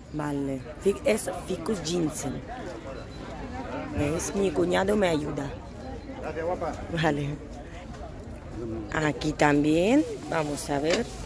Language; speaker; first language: Spanish; non-native, fluent; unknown